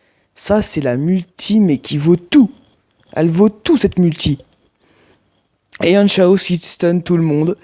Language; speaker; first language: French; native; French